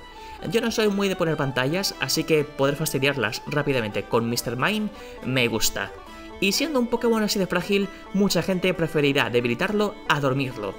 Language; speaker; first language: Spanish; native; Spanish